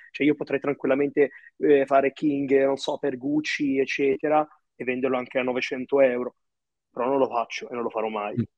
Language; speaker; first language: Italian; early bilingual, other home language; Arabic